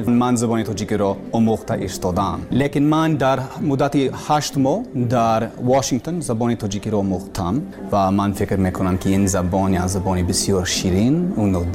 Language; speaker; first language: Persian; non-native, learner; English